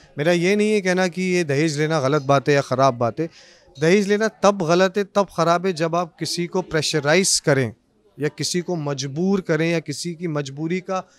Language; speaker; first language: Hindi; native; Hindi